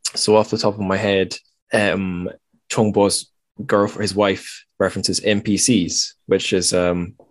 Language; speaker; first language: English; native; English